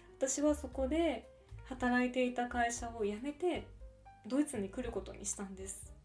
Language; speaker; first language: Japanese; native; Japanese